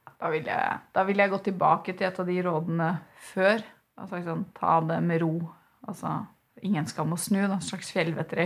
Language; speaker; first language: Norwegian; native; Norwegian